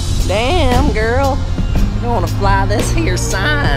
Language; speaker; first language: English; native; English